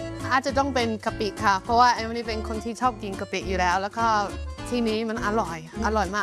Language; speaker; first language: Thai; non-native, fluent; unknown